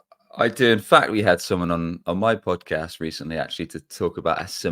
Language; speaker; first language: English; native; English